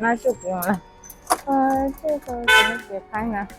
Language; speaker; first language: Chinese; non-native, fluent; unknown